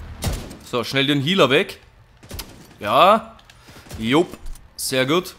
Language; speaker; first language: German; native; German